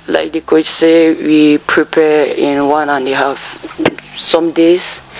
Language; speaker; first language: English; non-native, local second language; French